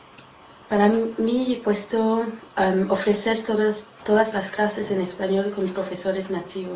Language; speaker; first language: Spanish; non-native, learner; English